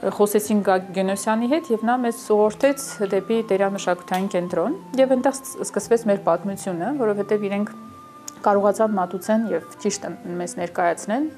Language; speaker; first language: Armenian; early bilingual, heritage; Armenian